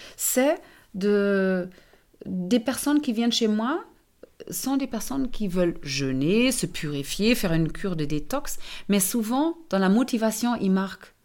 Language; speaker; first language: French; non-native, fluent; German